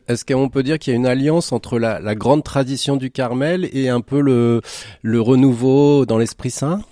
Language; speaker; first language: French; native; French